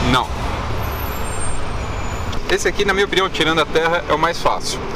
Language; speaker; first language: Portuguese; native; Portuguese